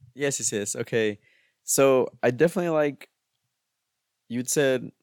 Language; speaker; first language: English; native; English